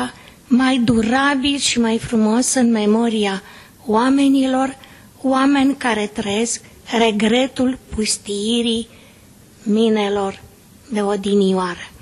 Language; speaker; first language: Romanian; native; Romanian